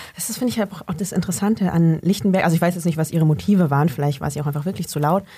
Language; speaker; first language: German; early bilingual, other home language; Vietnamese